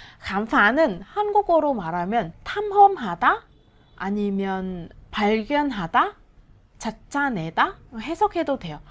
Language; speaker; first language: Korean; non-native, learner; Vietnamese